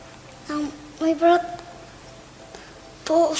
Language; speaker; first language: Russian; non-native, local second language; Tajik